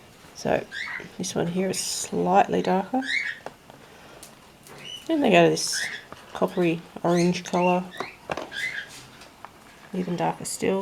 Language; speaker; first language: English; native; English